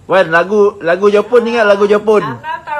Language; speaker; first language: Malay; native; Malay